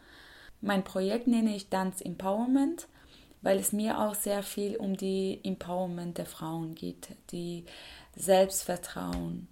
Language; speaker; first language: German; non-native, fluent; Persian